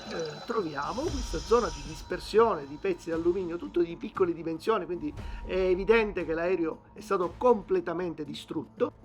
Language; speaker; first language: Italian; native; Italian